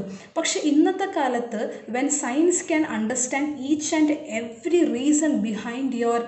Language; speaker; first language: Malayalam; native; Malayalam